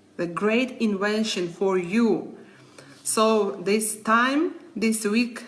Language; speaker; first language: English; non-native, learner; Ukrainian